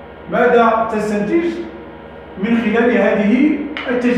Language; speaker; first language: Arabic; native; Arabic